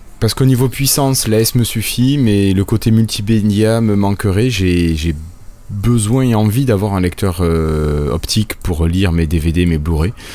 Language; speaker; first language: French; native; French